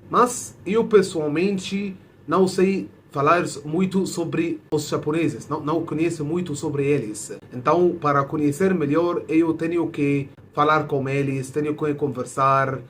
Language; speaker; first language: Portuguese; non-native, fluent; Arabic